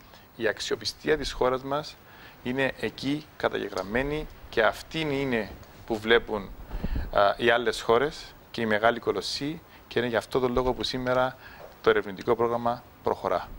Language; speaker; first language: Greek; native; Greek